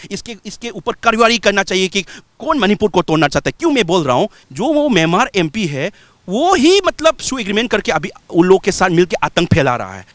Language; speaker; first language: Hindi; non-native, local second language; Manipuri